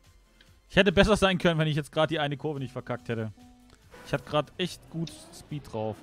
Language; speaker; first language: German; native; German